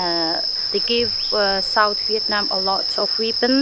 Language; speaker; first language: English; non-native, learner; Vietnamese